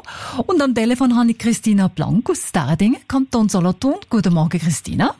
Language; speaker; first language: German; native; German